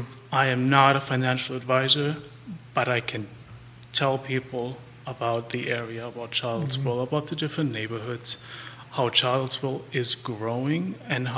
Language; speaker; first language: English; non-native, fluent; German